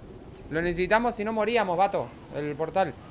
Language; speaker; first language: Spanish; native; Spanish